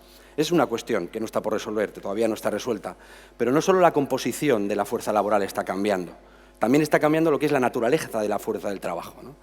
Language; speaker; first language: Spanish; native; Spanish